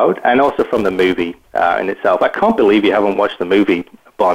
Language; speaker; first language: English; native; English